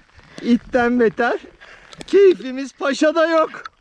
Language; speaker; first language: Turkish; native; Turkish